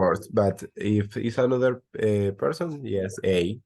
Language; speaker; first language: English; non-native, learner; Spanish